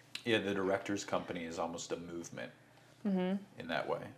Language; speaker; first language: English; native; English